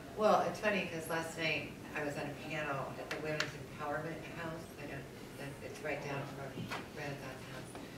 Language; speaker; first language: English; native; English